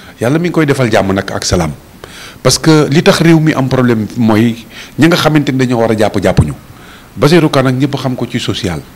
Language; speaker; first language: Wolof; non-native, local second language; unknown